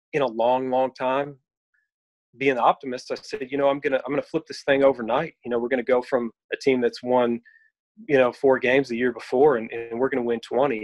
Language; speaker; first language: English; native; English